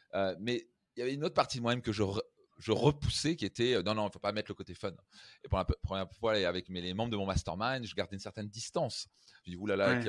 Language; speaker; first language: French; native; French